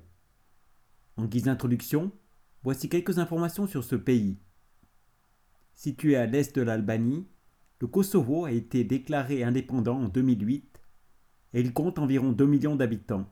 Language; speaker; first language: French; native; French